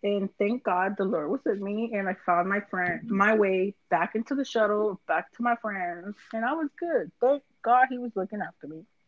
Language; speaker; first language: English; native; English